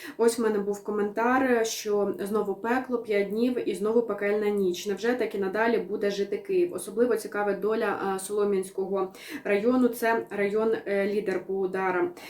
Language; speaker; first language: Ukrainian; non-native, local second language; Russian